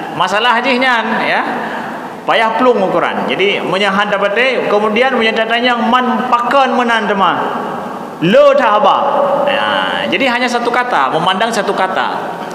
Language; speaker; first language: Malay; non-native, local second language; Achinese